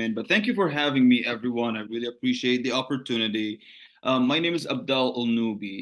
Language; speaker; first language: English; non-native, fluent; Arabic